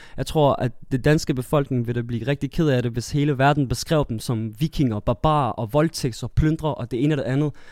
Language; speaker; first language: Danish; early bilingual, other home language; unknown